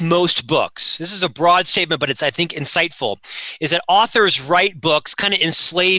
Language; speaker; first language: English; native; English